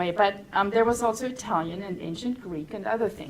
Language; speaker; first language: English; non-native, fluent; German